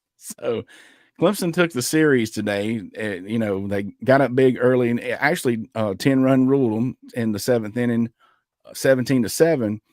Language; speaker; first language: English; native; English